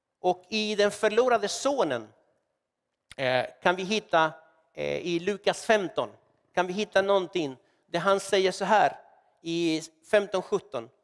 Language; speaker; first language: Swedish; non-native, fluent; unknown